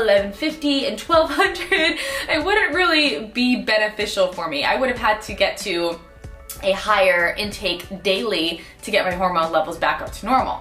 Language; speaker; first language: English; native; English